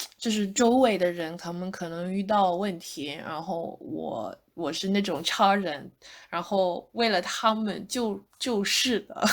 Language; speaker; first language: Chinese; non-native, fluent; English